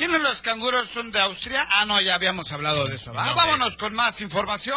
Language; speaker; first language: Spanish; native; Spanish